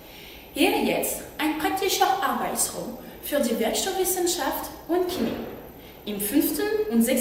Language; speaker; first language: German; non-native, learner; French